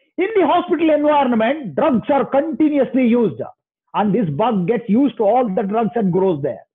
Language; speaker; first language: English; non-native, local second language; Kannada